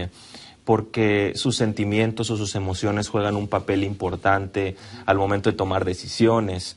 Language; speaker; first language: Spanish; native; Spanish